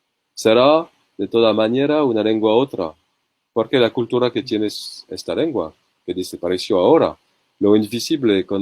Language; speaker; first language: Spanish; non-native, learner; French